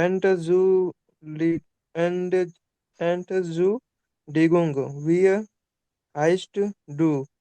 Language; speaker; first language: German; non-native, learner; Hindi